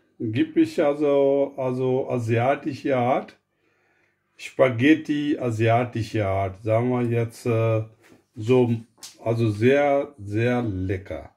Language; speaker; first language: German; non-native, learner; Urdu